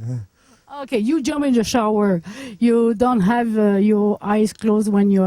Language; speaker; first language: English; non-native, local second language; French